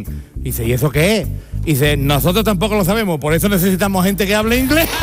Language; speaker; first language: Spanish; native; Spanish